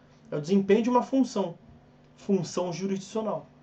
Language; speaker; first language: Portuguese; native; Portuguese